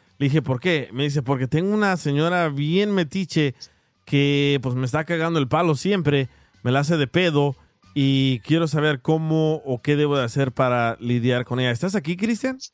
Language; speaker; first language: Spanish; early bilingual, heritage; Spanish